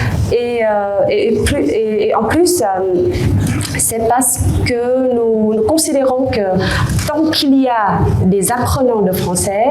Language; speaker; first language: French; non-native, fluent; Vietnamese